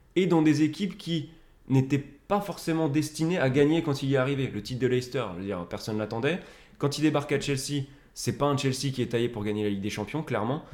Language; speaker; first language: French; native; French